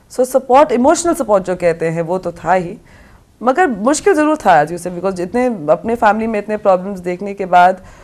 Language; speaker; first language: Hindi; native; Hindi